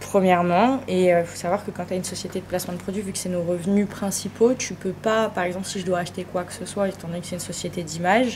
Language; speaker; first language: French; native; French